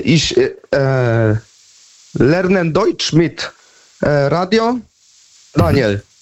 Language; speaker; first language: German; non-native, learner; Polish